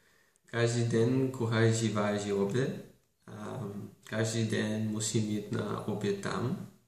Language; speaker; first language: Czech; non-native, learner; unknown